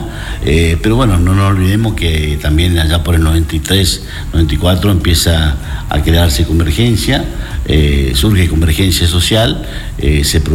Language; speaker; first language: Spanish; native; Spanish